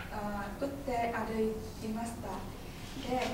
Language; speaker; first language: Japanese; non-native, learner; Vietnamese